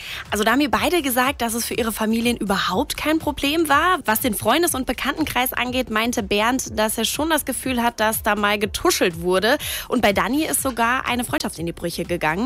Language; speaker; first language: German; native; German